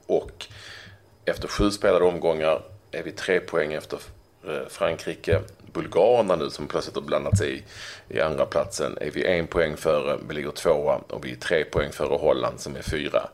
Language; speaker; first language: Swedish; native; Swedish